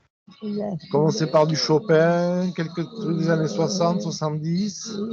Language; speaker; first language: French; native; French